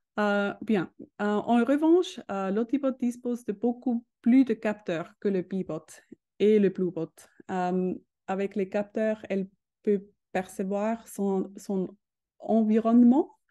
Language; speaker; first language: French; non-native, learner; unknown